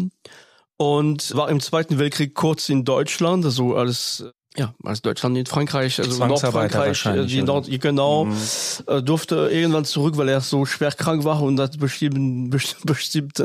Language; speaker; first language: German; non-native, fluent; French